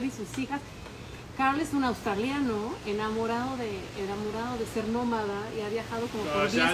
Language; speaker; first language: Spanish; early bilingual, other home language; Polish